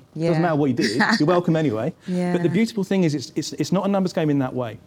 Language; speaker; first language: English; native; English